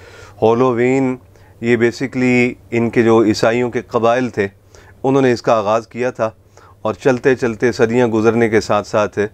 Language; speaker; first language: Urdu; native; Urdu